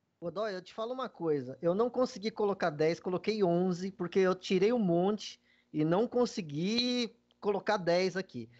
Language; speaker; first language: Portuguese; native; Portuguese